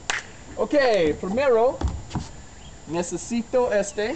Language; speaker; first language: Spanish; non-native, learner; English